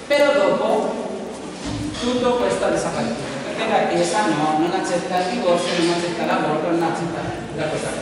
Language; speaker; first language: Italian; non-native, learner; Spanish